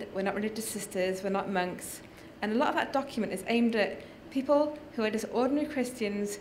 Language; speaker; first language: English; native; English